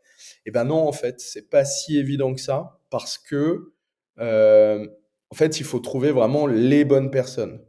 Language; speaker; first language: French; native; French